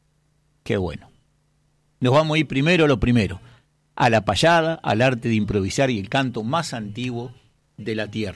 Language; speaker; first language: Spanish; native; Spanish